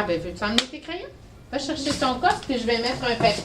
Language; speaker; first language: French; native; French